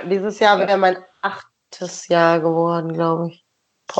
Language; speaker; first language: German; native; German